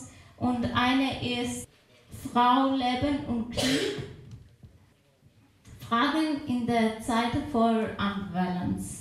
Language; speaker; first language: German; non-native, fluent; Persian